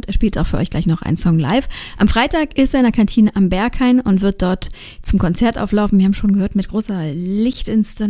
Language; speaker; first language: German; native; German